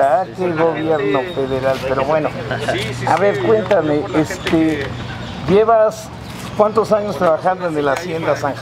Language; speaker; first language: Spanish; native; Spanish